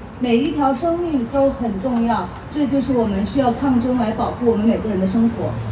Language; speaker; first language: Chinese; early bilingual, other home language; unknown